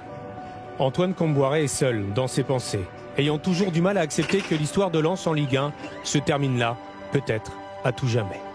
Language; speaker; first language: French; native; French